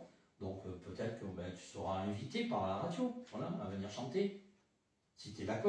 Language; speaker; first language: French; native; French